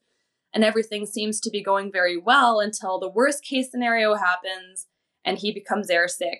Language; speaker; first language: English; native; English